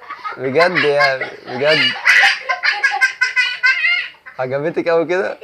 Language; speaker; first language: Arabic; native; Arabic